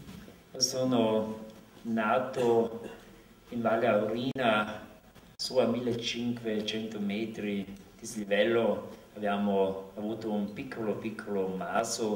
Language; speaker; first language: Italian; non-native, local second language; German